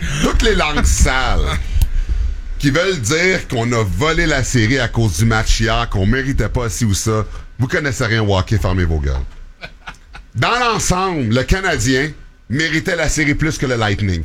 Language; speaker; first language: French; native; French